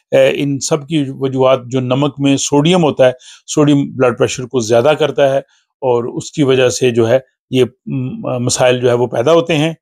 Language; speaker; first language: Urdu; non-native, local second language; Punjabi